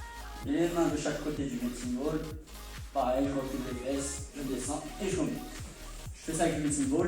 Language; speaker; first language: French; native; French